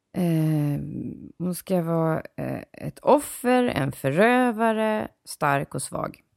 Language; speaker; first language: Swedish; native; Swedish